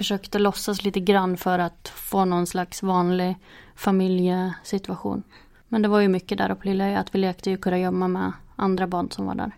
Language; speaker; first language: Swedish; native; Swedish